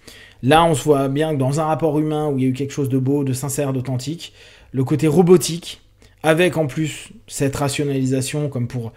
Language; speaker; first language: French; native; French